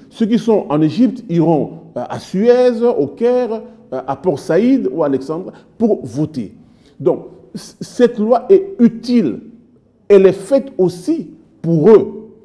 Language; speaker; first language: French; non-native, local second language; Lingala